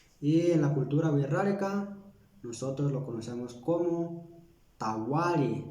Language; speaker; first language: Spanish; non-native, local second language; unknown